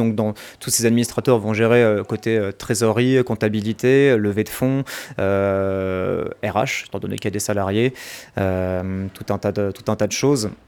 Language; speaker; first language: French; native; French